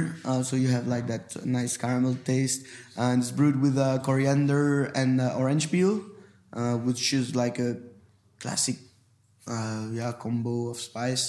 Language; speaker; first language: English; non-native, fluent; French